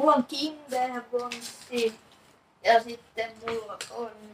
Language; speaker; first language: Finnish; non-native, learner; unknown